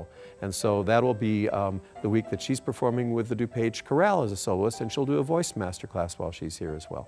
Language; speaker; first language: English; native; English